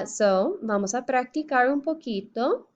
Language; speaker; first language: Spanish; non-native, fluent; English